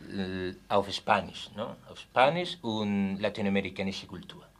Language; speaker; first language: German; non-native, learner; Spanish